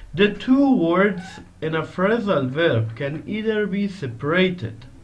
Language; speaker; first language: English; non-native, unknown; Persian